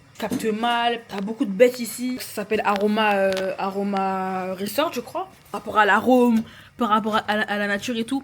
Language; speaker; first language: French; native; French